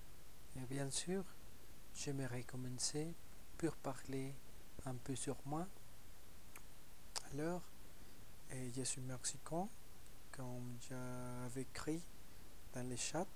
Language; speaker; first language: French; non-native, learner; Spanish